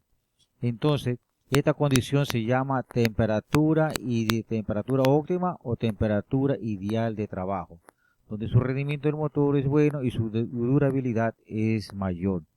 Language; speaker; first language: Spanish; native; Spanish